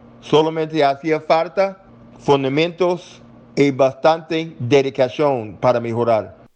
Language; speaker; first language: Spanish; non-native, learner; English